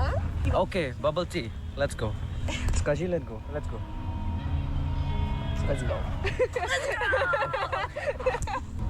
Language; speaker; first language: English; non-native, learner; Indonesian